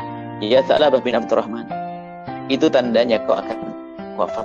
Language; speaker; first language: Indonesian; native; Indonesian